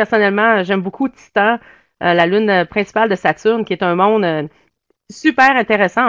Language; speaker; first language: French; native; French